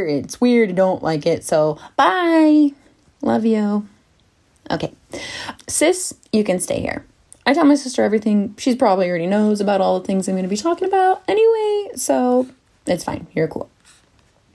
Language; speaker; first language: English; native; English